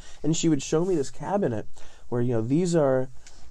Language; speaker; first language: English; non-native, fluent; Italian